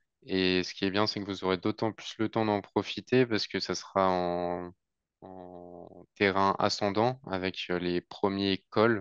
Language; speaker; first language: French; native; French